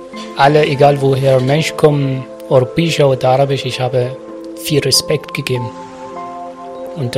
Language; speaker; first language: German; non-native, learner; Arabic